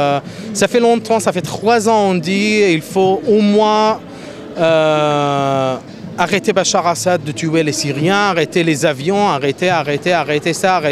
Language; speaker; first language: French; non-native, fluent; Arabic